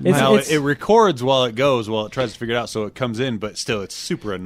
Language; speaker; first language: English; native; English